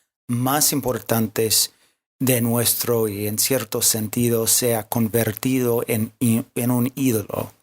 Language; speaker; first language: Spanish; non-native, fluent; English